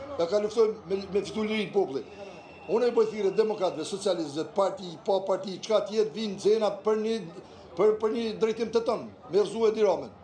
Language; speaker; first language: Albanian; native; Albanian